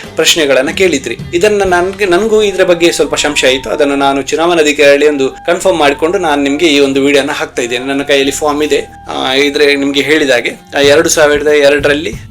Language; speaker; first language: Kannada; non-native, local second language; Tulu